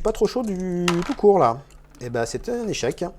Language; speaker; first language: French; native; French